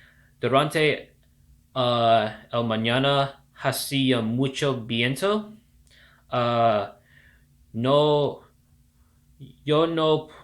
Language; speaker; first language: Spanish; non-native, learner; English